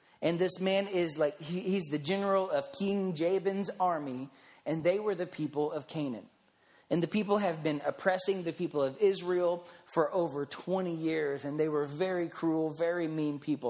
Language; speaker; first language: English; native; English